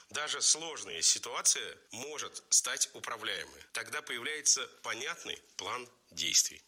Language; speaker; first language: Russian; native; Russian